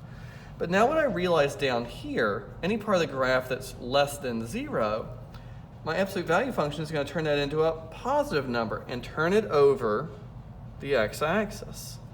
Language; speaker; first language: English; native; English